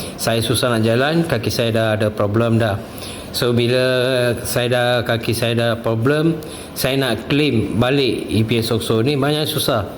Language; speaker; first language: Malay; non-native, local second language; Tamil